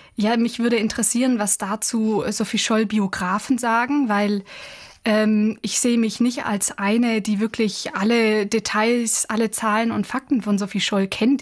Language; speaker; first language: German; native; German